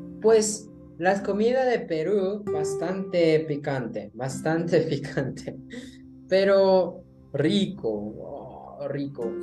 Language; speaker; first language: Spanish; non-native, learner; Japanese